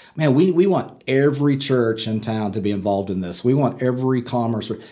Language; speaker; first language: English; native; English